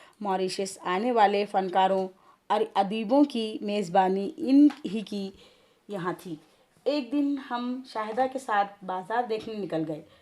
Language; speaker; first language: Urdu; native; Urdu